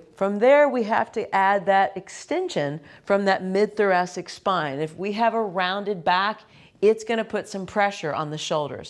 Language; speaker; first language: English; native; English